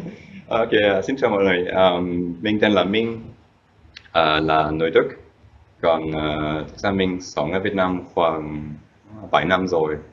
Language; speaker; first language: Vietnamese; non-native, fluent; German